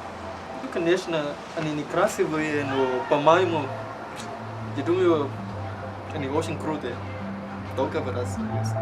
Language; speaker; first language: Russian; non-native, fluent; Thai